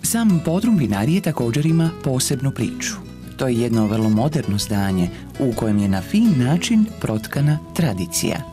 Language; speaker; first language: Croatian; native; Croatian